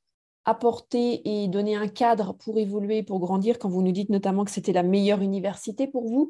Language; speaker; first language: French; native; French